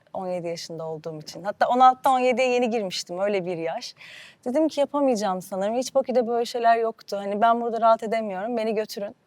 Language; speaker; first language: Turkish; early bilingual, heritage; Turkish